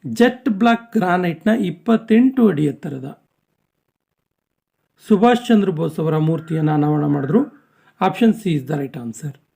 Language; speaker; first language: Kannada; native; Kannada